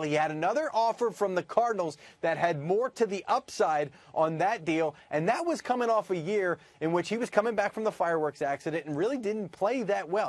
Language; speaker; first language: English; native; English